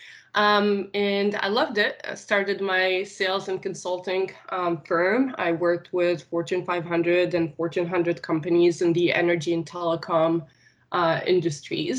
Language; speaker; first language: English; non-native, fluent; Arabic